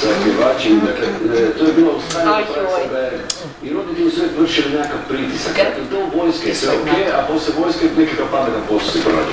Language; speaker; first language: Croatian; native; Croatian